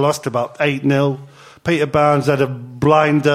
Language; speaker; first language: English; native; English